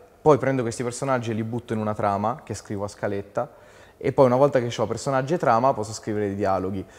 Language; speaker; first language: Italian; native; Italian